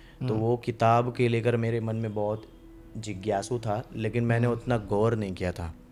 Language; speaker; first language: Hindi; non-native, local second language; Bangla